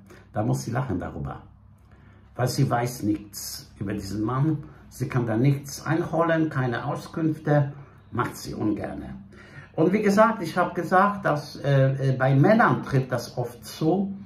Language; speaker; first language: German; non-native, fluent; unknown